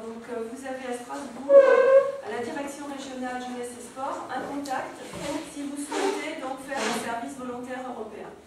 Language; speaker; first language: French; native; French